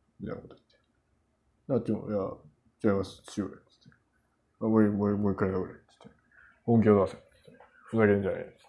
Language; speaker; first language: Japanese; non-native, fluent; Korean